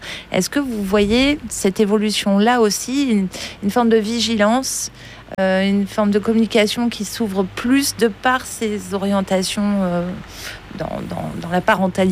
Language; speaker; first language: French; native; French